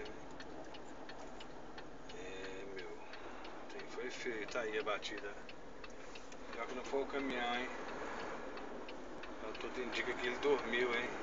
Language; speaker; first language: Portuguese; native; Portuguese